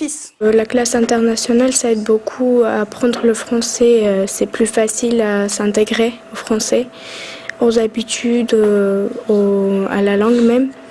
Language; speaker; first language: French; non-native, fluent; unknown